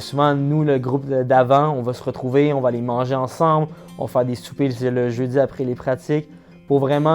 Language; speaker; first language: French; native; French